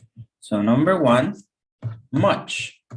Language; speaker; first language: English; non-native, fluent; Spanish